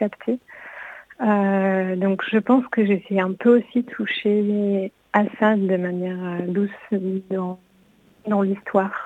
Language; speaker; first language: French; non-native, fluent; Hebrew